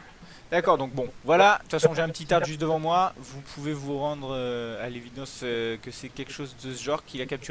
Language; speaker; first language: French; native; French